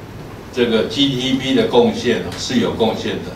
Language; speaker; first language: Chinese; native; Chinese